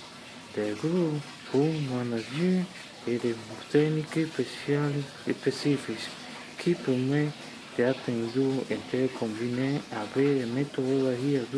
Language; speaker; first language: French; non-native, learner; Spanish